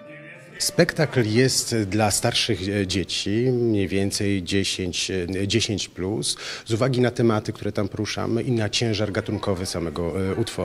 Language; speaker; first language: Polish; native; Polish